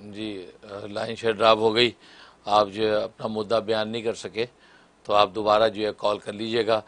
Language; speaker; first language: Urdu; native; Urdu